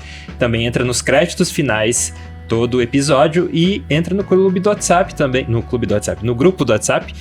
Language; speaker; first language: Portuguese; native; Portuguese